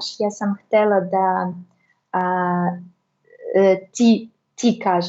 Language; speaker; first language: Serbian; non-native, learner; Russian